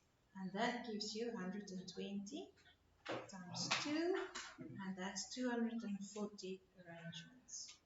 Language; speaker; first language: English; non-native, local second language; Afrikaans